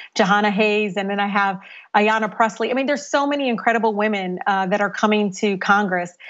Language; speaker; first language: English; native; English